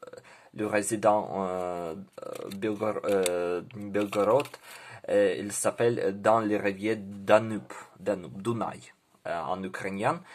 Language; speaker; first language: French; non-native, learner; Ukrainian